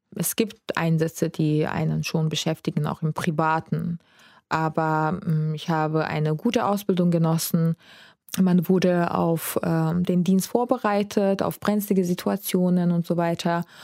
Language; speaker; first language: German; non-native, fluent; Azerbaijani